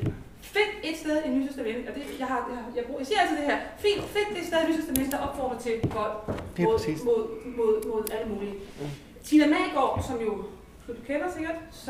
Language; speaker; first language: Danish; native; Danish